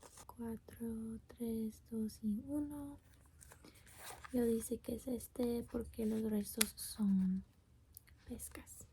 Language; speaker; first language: Spanish; non-native, learner; English